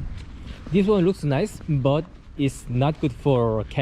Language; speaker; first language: English; non-native, learner; Korean